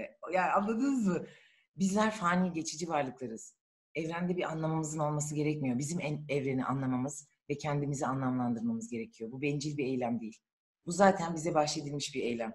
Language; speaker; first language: Turkish; native; Turkish